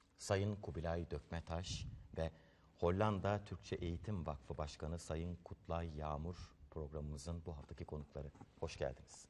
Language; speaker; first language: Turkish; native; Turkish